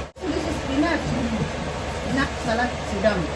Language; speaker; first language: English; non-native, learner; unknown